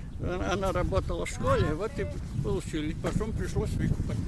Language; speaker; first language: Russian; native; Russian